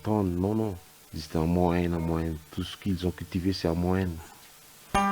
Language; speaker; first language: French; non-native, local second language; Malagasy